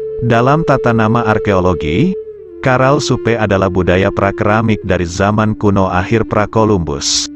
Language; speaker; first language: Indonesian; native; Indonesian